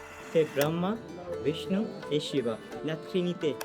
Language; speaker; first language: French; non-native, learner; Hindi